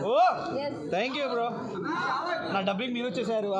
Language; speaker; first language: Telugu; non-native, learner; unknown